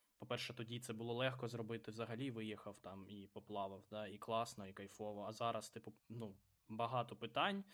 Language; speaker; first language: Ukrainian; non-native, local second language; Russian